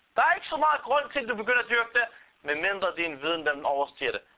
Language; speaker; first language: Danish; non-native, fluent; Arabic